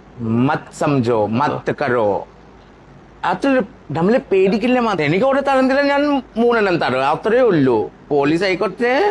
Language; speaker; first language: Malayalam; non-native, local second language; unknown